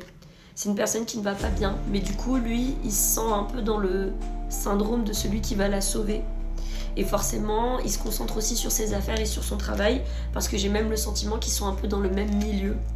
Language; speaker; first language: French; native; French